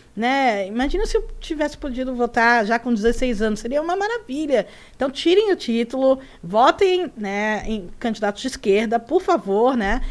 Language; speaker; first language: Portuguese; early bilingual, other home language; Spanish